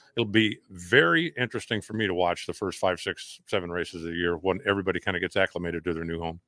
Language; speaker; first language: English; native; English